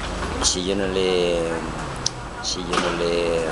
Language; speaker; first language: French; non-native, learner; Spanish